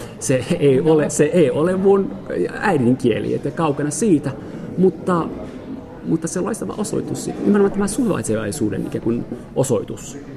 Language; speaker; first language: Finnish; non-native, fluent; French